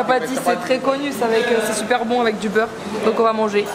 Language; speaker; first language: French; native; French